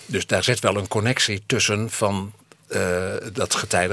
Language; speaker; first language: Dutch; native; Dutch